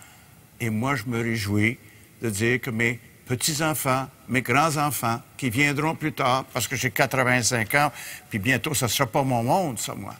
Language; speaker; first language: French; native; French